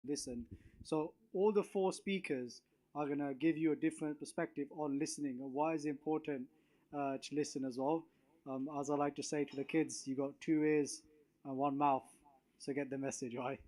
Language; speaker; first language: English; non-native, local second language; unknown